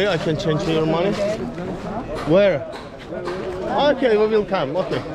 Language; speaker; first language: English; non-native, learner; Azerbaijani